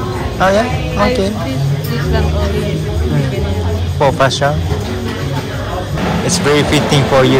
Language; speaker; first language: English; non-native, learner; Japanese